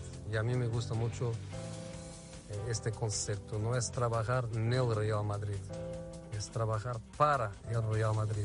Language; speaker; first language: Spanish; non-native, fluent; Portuguese